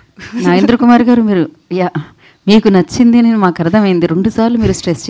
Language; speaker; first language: Telugu; native; Telugu